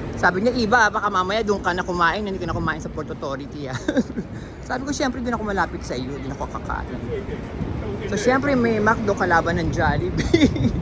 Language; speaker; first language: Filipino; native; Filipino